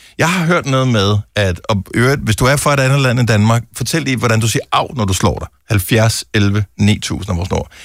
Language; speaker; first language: Danish; native; Danish